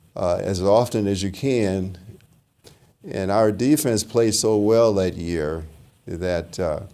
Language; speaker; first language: English; native; English